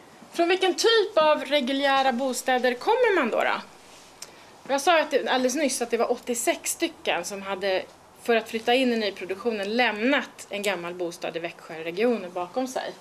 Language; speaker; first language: Swedish; native; Swedish